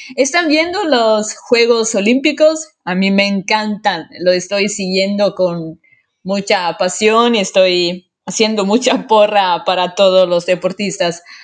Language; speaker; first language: Spanish; non-native, fluent; Italian